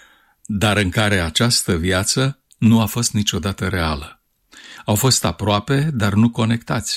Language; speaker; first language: Romanian; native; Romanian